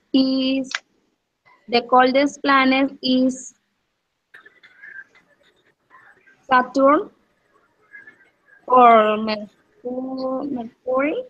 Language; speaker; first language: English; non-native, learner; Spanish